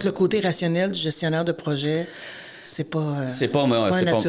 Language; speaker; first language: French; native; French